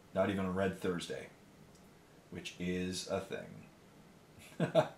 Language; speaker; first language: English; native; English